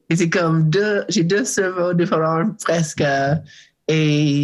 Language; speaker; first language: French; non-native, learner; English